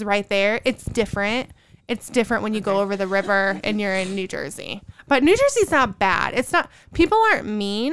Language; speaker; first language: English; native; English